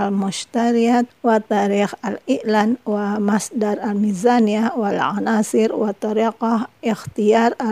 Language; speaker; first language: Arabic; non-native, fluent; Indonesian